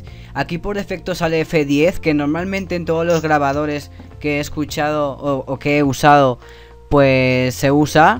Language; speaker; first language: Spanish; native; Spanish